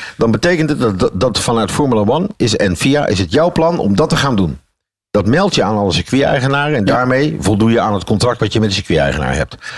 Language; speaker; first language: Dutch; native; Dutch